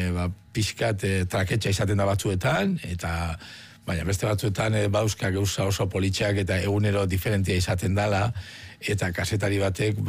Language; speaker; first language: Basque; native; Basque